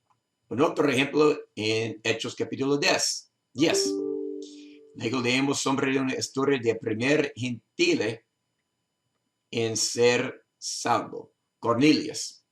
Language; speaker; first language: Spanish; non-native, learner; English